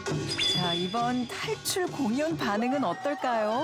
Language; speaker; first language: Korean; native; Korean